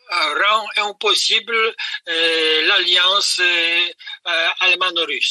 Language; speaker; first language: French; non-native, fluent; Polish